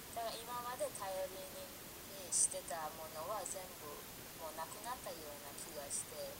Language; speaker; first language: Japanese; non-native, fluent; Persian